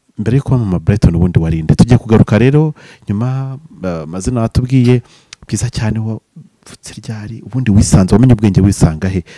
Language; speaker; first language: Kinyarwanda; native; Kinyarwanda